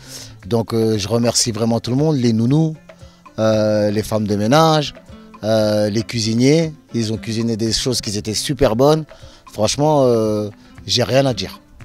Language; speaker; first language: French; native; French